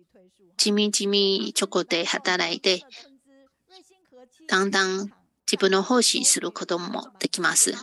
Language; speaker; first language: Japanese; non-native, fluent; Chinese